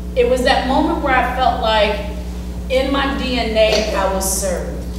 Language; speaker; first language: English; native; English